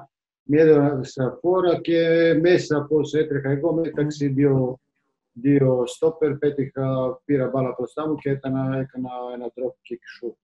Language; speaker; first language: Greek; non-native, fluent; Serbian